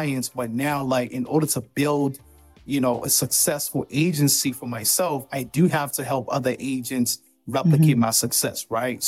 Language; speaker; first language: English; non-native, local second language; Yoruba